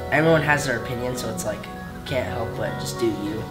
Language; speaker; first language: English; native; English